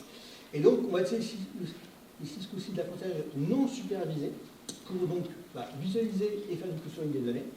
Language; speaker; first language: French; native; French